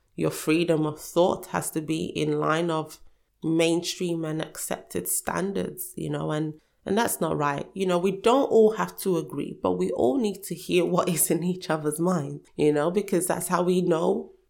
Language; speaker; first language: English; early bilingual, other home language; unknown